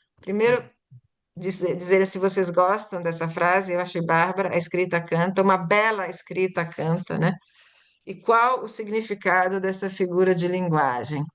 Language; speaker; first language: Portuguese; early bilingual, other home language; Italian